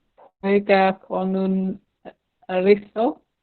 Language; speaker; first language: Spanish; non-native, learner; English